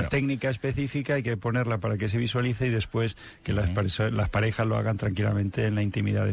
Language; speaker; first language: Spanish; native; Spanish